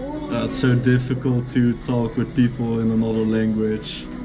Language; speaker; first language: English; non-native, fluent; Dutch